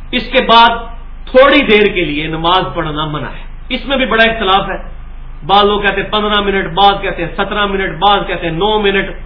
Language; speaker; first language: Urdu; non-native, local second language; Punjabi